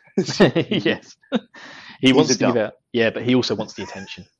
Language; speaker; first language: English; native; English